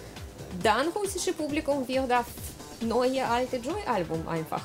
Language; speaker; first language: German; non-native, learner; Russian